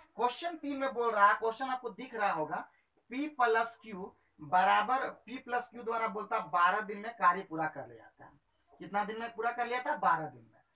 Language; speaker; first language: Hindi; native; Hindi